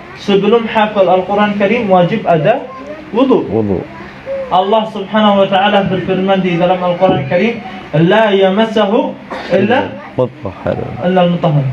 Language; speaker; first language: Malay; non-native, fluent; Arabic